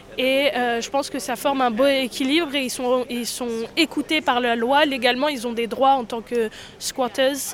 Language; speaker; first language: French; native; French